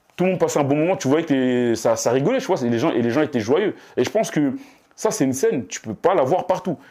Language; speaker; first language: French; native; French